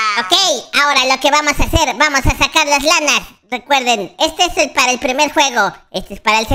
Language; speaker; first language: Spanish; native; Spanish